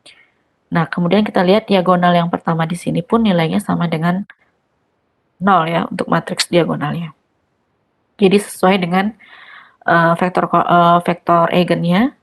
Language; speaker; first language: Indonesian; native; Indonesian